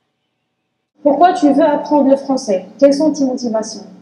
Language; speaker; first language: French; non-native, learner; Arabic